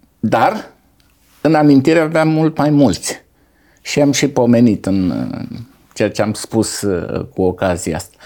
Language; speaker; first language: Romanian; native; Romanian